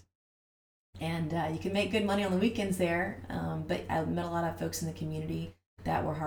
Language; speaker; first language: English; native; English